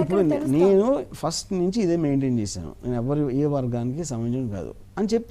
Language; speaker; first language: Telugu; native; Telugu